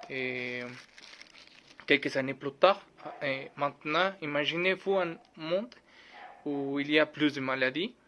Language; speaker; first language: French; non-native, learner; Spanish